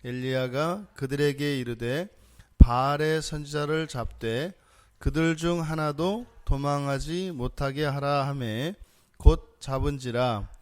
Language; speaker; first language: Korean; native; Korean